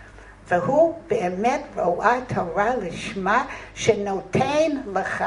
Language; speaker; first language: Hebrew; non-native, fluent; English